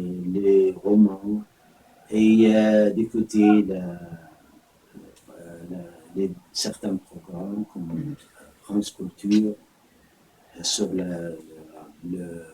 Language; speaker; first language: French; non-native, fluent; Arabic